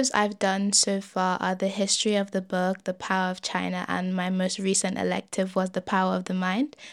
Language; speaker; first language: English; early bilingual, other home language; Yoruba